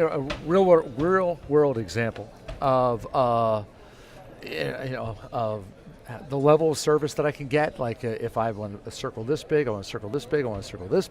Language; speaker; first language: English; native; English